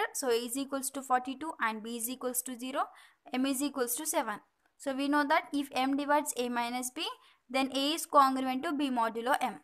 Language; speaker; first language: English; non-native, local second language; Telugu